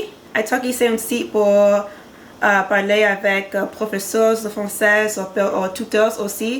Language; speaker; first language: French; non-native, learner; English